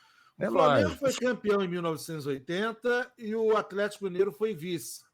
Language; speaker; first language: Portuguese; native; Portuguese